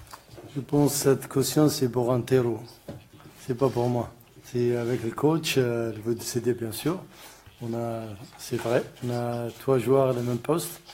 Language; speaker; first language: French; non-native, learner; Arabic